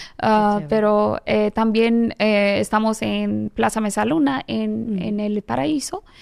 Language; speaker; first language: Spanish; non-native, fluent; Persian